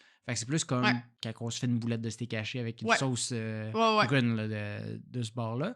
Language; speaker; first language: French; native; French